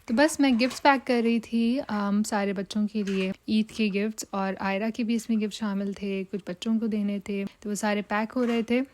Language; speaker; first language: Urdu; native; Urdu